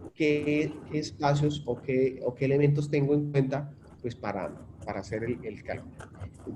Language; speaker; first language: Spanish; native; Spanish